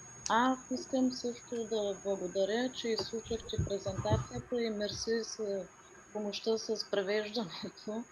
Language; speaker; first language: Bulgarian; early bilingual, heritage; Danish